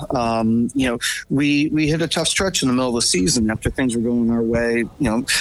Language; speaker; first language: English; native; English